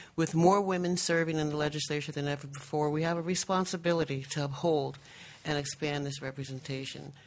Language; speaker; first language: English; native; English